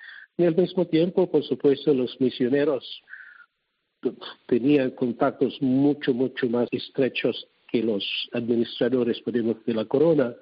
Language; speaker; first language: Spanish; non-native, fluent; Cebuano